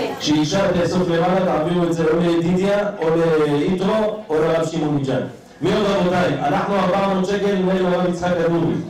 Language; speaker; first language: Hebrew; native; Hebrew